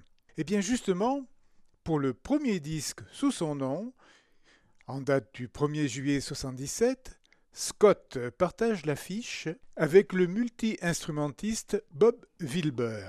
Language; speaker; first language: French; native; French